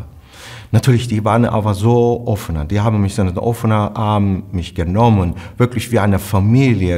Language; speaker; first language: German; non-native, fluent; Turkish